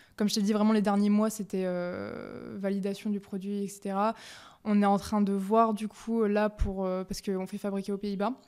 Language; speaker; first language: French; native; French